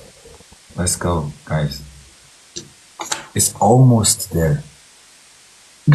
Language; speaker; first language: English; non-native, learner; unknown